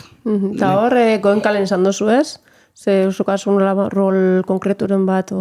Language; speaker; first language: Basque; native; Basque